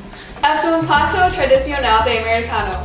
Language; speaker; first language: Spanish; non-native, learner; English